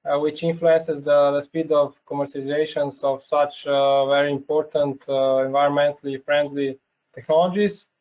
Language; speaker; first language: English; non-native, fluent; Slovenian